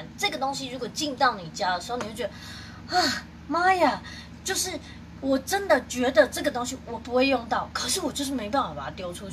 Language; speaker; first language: Chinese; native; Chinese